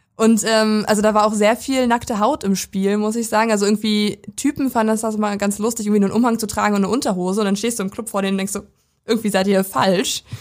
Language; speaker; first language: German; native; German